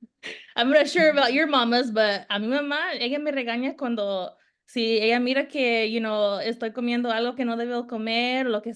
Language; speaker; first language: Spanish; early bilingual, heritage; Spanish